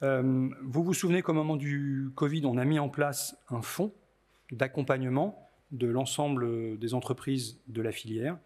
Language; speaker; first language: French; native; French